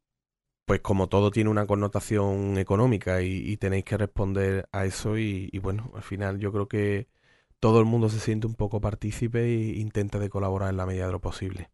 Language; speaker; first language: Spanish; native; Spanish